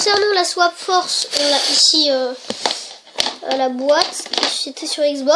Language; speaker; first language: French; native; French